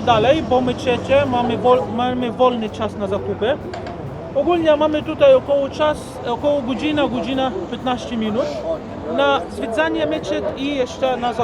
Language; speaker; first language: Polish; non-native, learner; Arabic